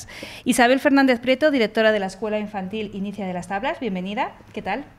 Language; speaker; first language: Spanish; native; Spanish